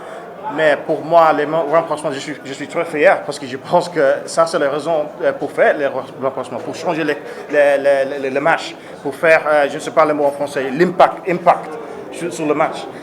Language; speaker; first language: French; non-native, learner; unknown